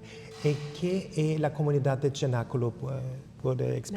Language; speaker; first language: Italian; non-native, fluent; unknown